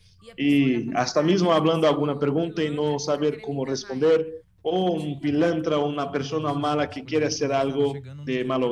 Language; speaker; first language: Spanish; non-native, learner; Portuguese